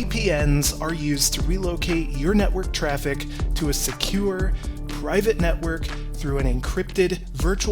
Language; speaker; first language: English; native; English